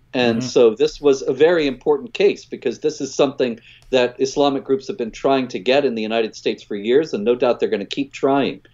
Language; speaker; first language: English; native; English